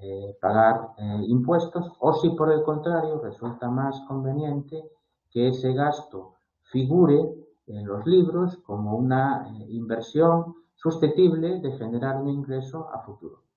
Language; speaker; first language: Spanish; native; Spanish